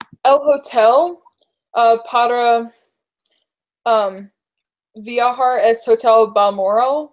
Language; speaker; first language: Spanish; non-native, learner; English